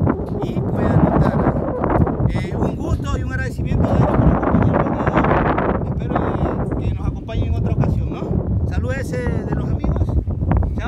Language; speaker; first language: Spanish; native; Spanish